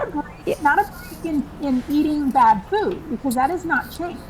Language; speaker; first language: English; native; English